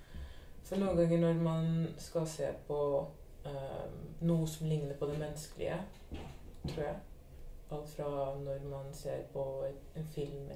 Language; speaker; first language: Norwegian; early bilingual, other home language; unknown